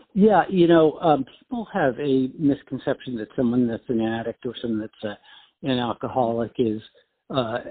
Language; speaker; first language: English; native; English